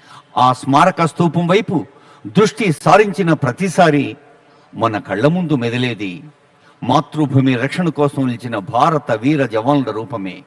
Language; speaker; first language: Telugu; native; Telugu